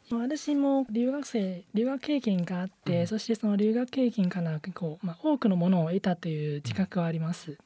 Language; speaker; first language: Japanese; non-native, fluent; Chinese